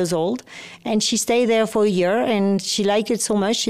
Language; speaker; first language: English; non-native, fluent; French